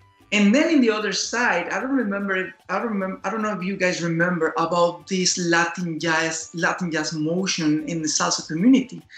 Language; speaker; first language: English; non-native, fluent; Spanish